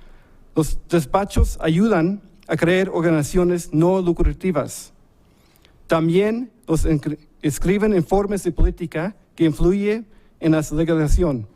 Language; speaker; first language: Spanish; early bilingual, heritage; English